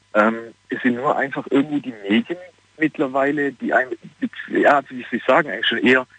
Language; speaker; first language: German; non-native, fluent; Portuguese